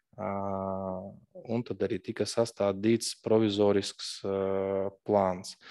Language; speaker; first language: Latvian; non-native, local second language; Russian